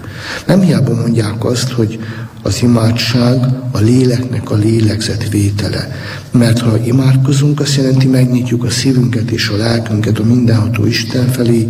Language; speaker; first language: Hungarian; native; Hungarian